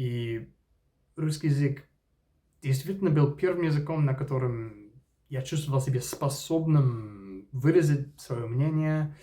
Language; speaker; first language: Russian; non-native, fluent; English